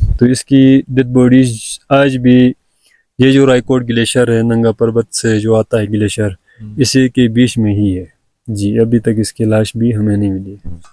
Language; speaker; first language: Urdu; non-native, local second language; Sicilian